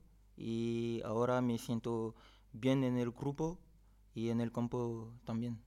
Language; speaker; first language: Spanish; non-native, fluent; French